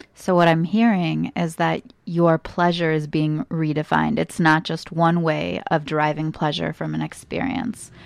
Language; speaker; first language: English; early bilingual, other home language; Ukrainian